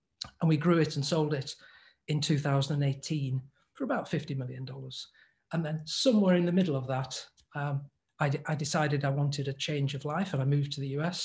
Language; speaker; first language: English; native; English